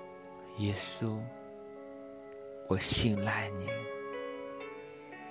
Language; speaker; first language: Chinese; native; Chinese